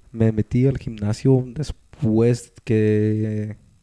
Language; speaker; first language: Spanish; early bilingual, heritage; Spanish